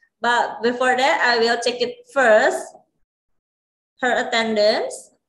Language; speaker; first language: English; non-native, learner; Indonesian